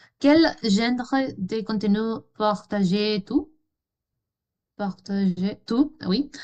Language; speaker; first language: French; non-native, learner; Spanish